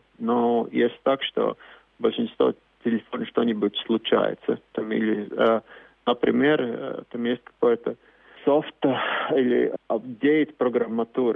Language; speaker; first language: Russian; non-native, local second language; Latvian